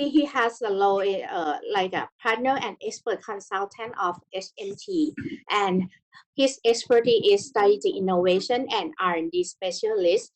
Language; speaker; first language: English; non-native, learner; Thai